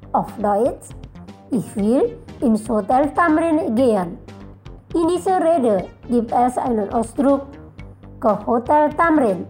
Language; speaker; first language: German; non-native, fluent; Indonesian